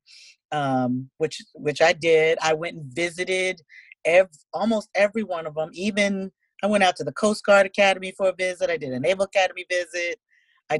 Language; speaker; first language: English; native; English